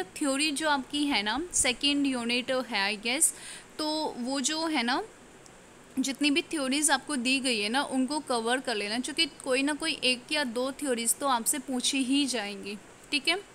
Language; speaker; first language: Hindi; native; Hindi